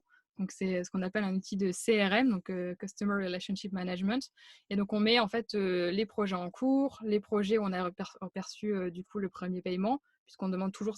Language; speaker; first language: French; native; French